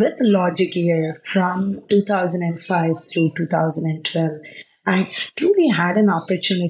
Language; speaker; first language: English; non-native, local second language; Tamil